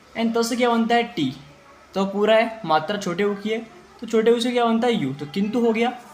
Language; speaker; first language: Hindi; native; Hindi